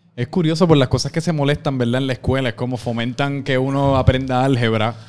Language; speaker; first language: Spanish; native; Spanish